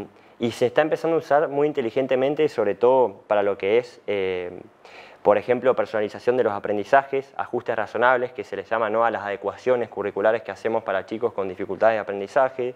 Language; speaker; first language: Spanish; native; Spanish